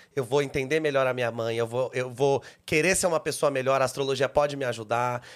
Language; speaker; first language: Portuguese; native; Portuguese